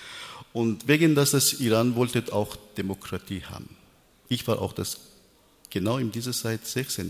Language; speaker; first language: German; non-native, learner; Persian